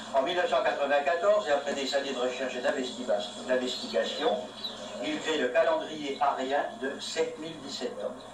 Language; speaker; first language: French; native; French